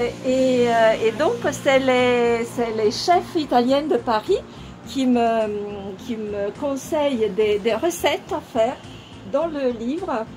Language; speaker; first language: French; non-native, fluent; Italian